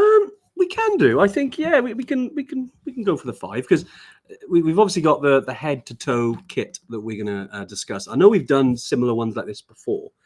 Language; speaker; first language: English; native; English